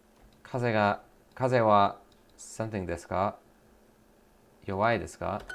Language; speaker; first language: Japanese; non-native, learner; English